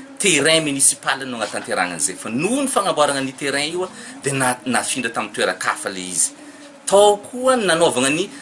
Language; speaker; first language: Malagasy; native; Malagasy